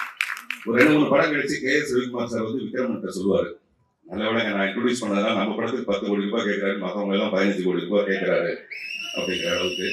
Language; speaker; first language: Tamil; native; Tamil